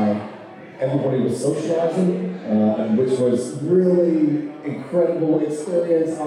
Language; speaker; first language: English; native; English